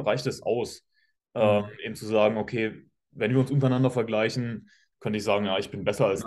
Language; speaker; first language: German; native; German